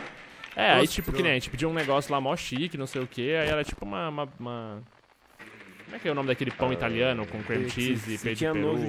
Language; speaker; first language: Portuguese; native; Portuguese